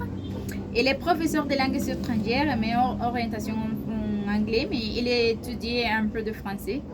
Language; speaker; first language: French; non-native, learner; Spanish